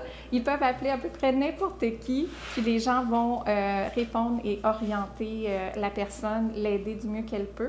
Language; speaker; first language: French; native; French